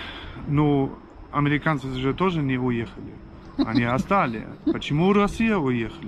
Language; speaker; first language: Russian; non-native, fluent; German